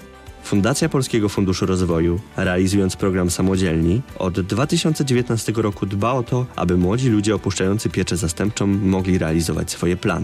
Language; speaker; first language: Polish; native; Polish